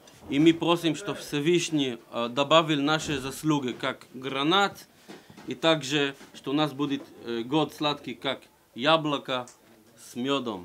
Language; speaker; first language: Russian; non-native, fluent; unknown